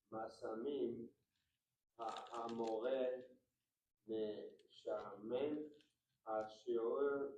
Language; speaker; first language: Hebrew; non-native, learner; English